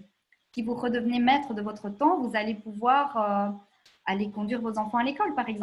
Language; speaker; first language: French; native; French